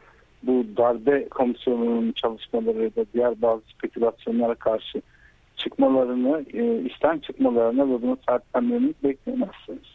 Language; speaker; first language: Turkish; native; Turkish